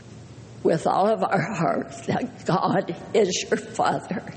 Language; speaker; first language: English; native; English